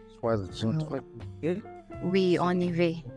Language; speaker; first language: French; non-native, fluent; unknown